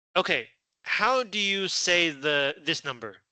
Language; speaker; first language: English; non-native, fluent; Chinese